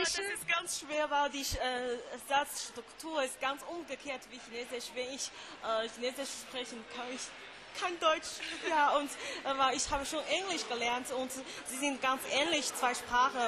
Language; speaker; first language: German; non-native, learner; Chinese